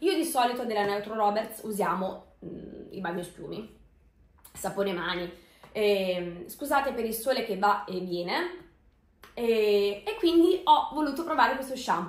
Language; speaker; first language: Italian; native; Italian